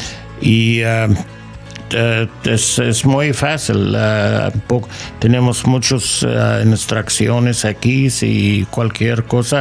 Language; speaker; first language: Spanish; non-native, learner; English